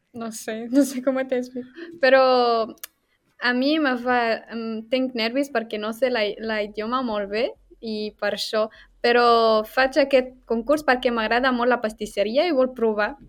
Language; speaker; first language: Catalan; non-native, learner; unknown